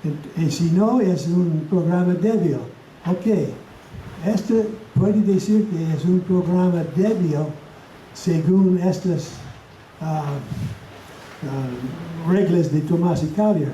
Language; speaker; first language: Spanish; non-native, fluent; English